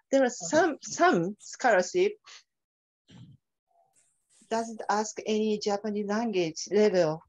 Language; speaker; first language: English; non-native, fluent; Japanese